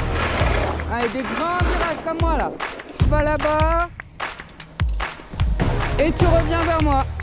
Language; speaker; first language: French; native; French